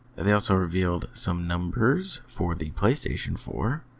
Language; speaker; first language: English; native; English